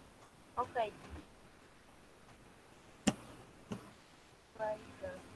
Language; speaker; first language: English; non-native, learner; Spanish